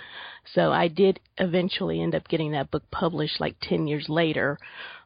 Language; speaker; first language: English; native; English